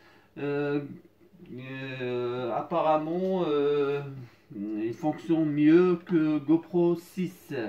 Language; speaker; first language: French; non-native, fluent; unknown